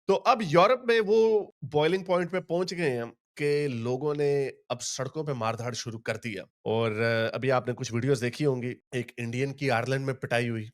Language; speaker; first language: Urdu; native; Urdu